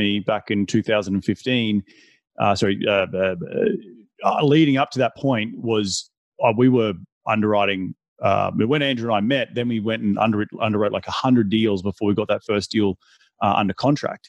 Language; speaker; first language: English; native; English